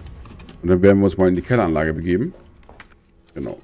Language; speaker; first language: German; native; German